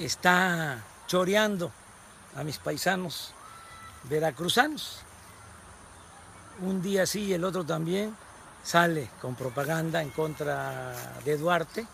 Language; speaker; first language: Spanish; native; Spanish